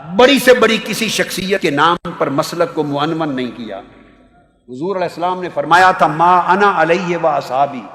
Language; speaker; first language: Urdu; native; Urdu